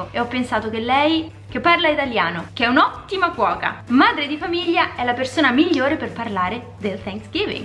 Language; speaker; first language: Italian; native; Italian